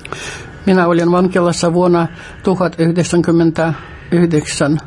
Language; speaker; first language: Finnish; non-native, fluent; Russian